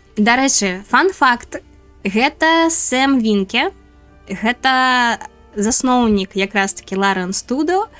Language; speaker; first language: Belarusian; non-native, local second language; Russian